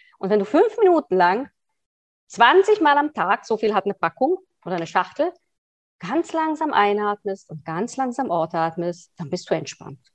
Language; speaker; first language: German; early bilingual, other home language; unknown